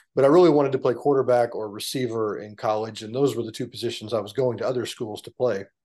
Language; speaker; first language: English; native; English